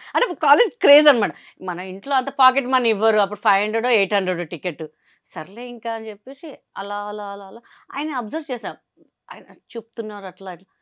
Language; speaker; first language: Telugu; non-native, local second language; Hindi